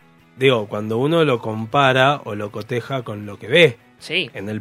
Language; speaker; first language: Spanish; native; Spanish